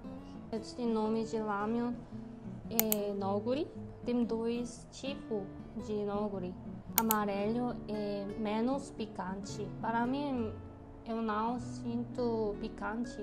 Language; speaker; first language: Portuguese; non-native, learner; Korean